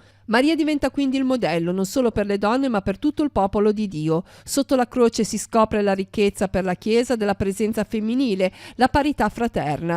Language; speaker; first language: Italian; native; Italian